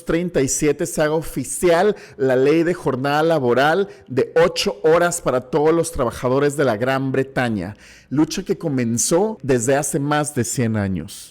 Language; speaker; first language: Spanish; native; Spanish